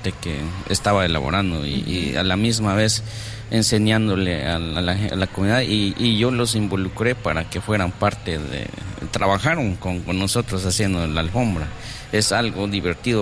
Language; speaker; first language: Spanish; non-native, local second language; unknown